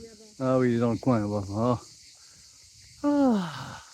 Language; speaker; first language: French; native; French